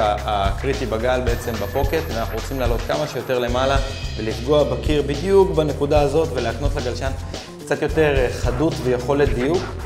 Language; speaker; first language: Hebrew; native; Hebrew